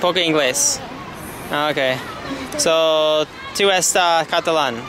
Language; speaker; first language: Spanish; non-native, learner; English